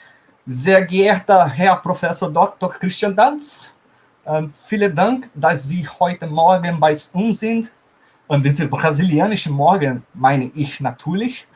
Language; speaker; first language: German; non-native, fluent; Portuguese